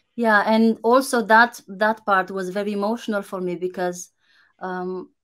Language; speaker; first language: English; non-native, fluent; Romanian